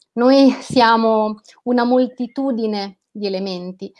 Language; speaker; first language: Italian; native; Italian